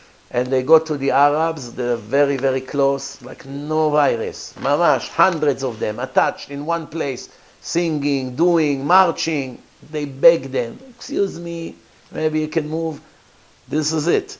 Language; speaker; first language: English; non-native, fluent; Hebrew